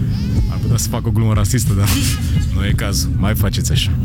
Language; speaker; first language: Romanian; native; Romanian